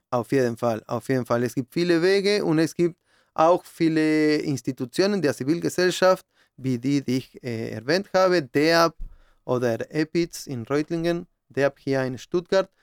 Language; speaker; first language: German; non-native, fluent; Spanish